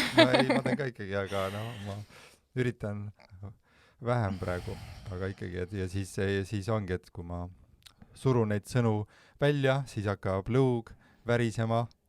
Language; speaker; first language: Estonian; native; Estonian